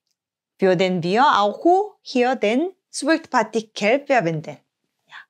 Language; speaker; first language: German; non-native, fluent; Korean